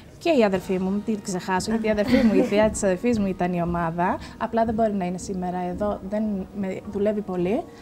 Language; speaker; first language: Greek; early bilingual, other home language; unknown